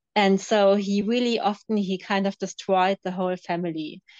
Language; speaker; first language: English; non-native, fluent; German